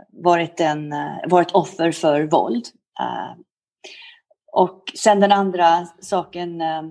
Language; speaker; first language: Swedish; early bilingual, heritage; Swedish